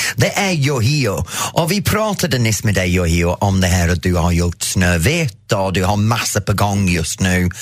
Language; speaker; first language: Swedish; non-native, fluent; English